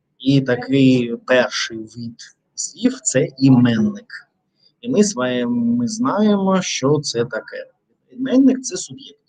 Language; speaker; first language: Ukrainian; non-native, learner; Russian